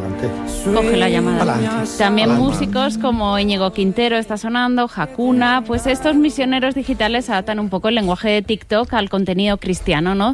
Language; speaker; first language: Spanish; native; Spanish